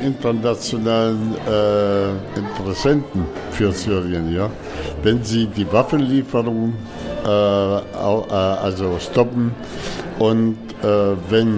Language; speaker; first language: German; non-native, fluent; Arabic